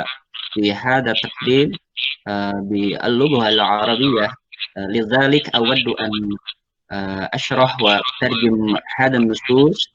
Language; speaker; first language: Arabic; non-native, fluent; Indonesian